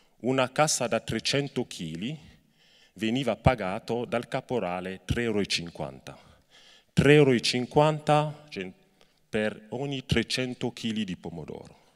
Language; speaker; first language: Italian; non-native, fluent; French